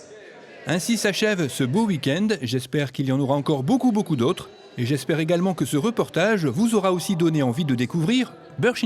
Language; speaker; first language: French; native; French